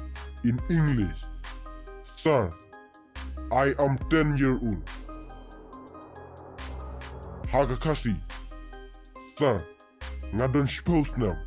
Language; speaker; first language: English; non-native, local second language; Khasi